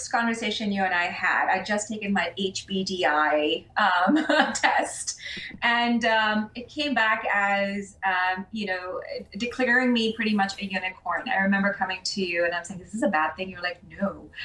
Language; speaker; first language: English; non-native, local second language; Urdu